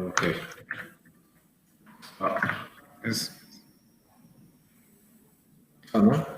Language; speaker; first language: French; non-native, learner; Portuguese